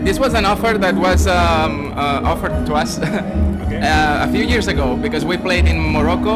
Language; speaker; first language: English; non-native, fluent; Spanish